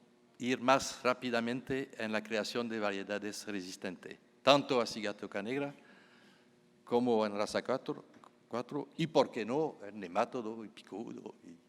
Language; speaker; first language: Spanish; non-native, fluent; French